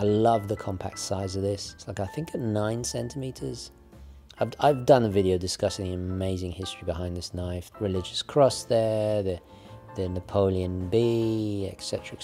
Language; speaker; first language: English; native; English